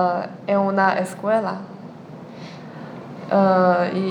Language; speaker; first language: Spanish; non-native, learner; Chinese